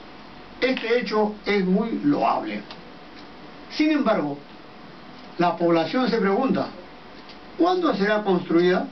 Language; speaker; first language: Spanish; native; Spanish